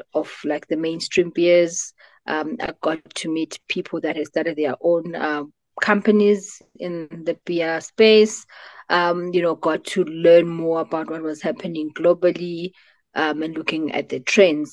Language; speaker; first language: English; non-native, local second language; Xhosa